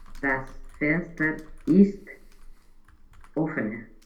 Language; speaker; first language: German; non-native, learner; Romanian